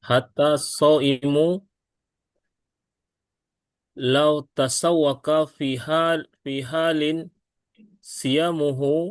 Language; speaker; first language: Arabic; non-native, learner; Indonesian